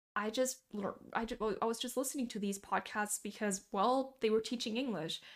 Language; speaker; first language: English; non-native, fluent; Portuguese